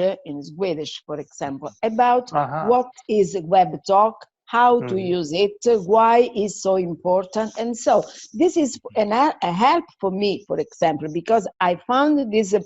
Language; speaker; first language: English; non-native, fluent; Italian